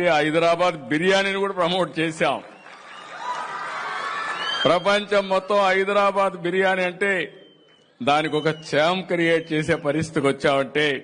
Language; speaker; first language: Telugu; native; Telugu